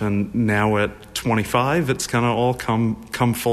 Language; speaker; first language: English; native; English